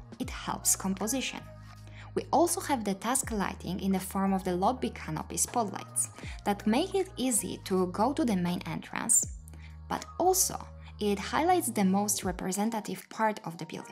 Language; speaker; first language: English; non-native, fluent; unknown